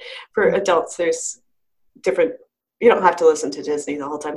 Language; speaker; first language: English; native; English